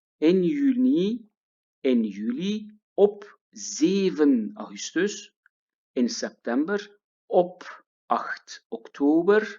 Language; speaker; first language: Dutch; non-native, fluent; Turkish